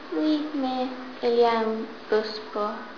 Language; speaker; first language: French; non-native, learner; English